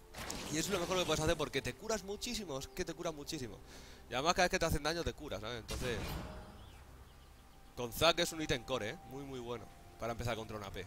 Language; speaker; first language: Spanish; native; Spanish